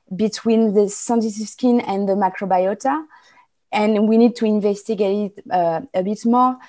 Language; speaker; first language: English; non-native, fluent; French